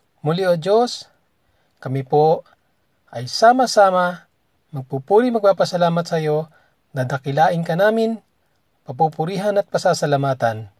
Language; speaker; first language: Filipino; native; Filipino